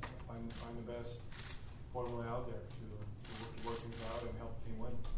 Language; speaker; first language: English; non-native, fluent; Spanish